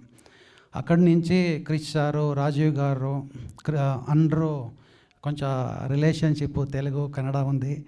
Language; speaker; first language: Telugu; non-native, learner; Kannada